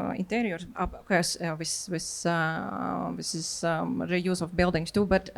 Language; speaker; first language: English; non-native, learner; Latvian